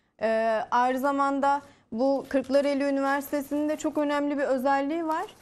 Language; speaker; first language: Turkish; native; Turkish